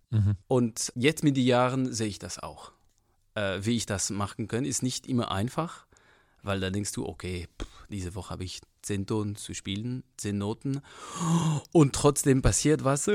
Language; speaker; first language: German; non-native, fluent; French